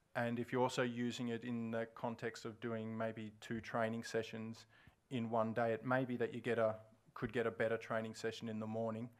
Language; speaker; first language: English; native; English